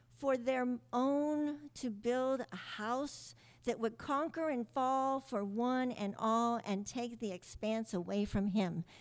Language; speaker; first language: English; early bilingual, other home language; Spanish